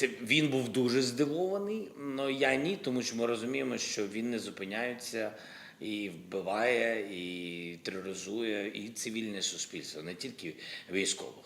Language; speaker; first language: Ukrainian; non-native, local second language; Russian